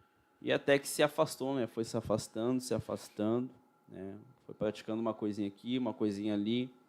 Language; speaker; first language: Portuguese; native; Portuguese